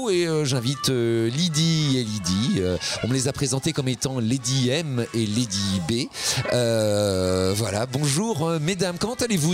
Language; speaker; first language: French; native; French